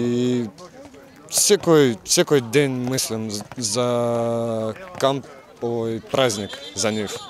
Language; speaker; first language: Macedonian; non-native, learner; Russian